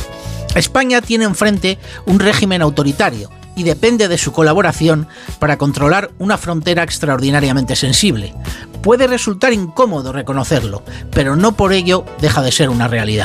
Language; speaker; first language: Spanish; native; Spanish